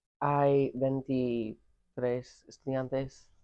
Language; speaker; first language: Spanish; non-native, learner; English